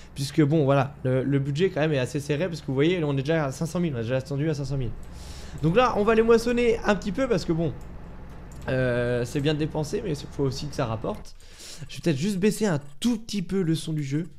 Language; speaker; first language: French; native; French